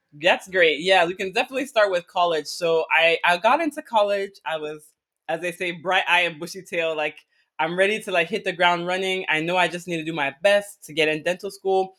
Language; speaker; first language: English; early bilingual, other home language; Akan